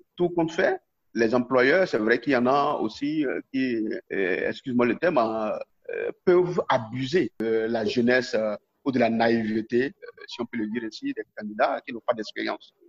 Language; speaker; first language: French; non-native, local second language; Yoruba